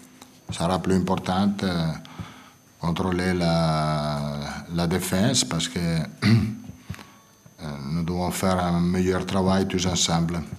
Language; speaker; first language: French; non-native, learner; Italian